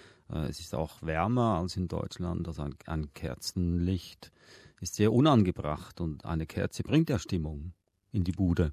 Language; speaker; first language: German; native; German